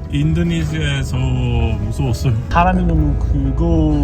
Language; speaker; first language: Korean; non-native, learner; Hungarian